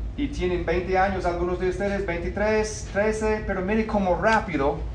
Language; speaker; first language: Spanish; non-native, fluent; English